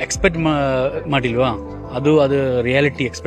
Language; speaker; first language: Kannada; non-native, learner; Malayalam